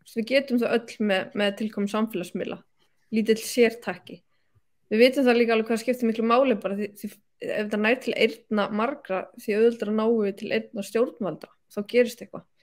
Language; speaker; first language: Icelandic; native; Icelandic